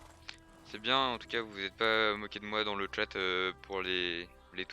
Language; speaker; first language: French; native; French